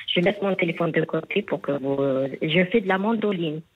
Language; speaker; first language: French; non-native, local second language; Arabic